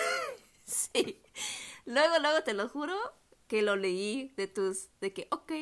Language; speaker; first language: Spanish; non-native, fluent; German